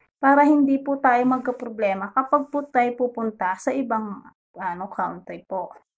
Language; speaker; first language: Filipino; native; Filipino